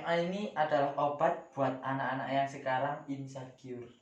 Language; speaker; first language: Indonesian; native; Indonesian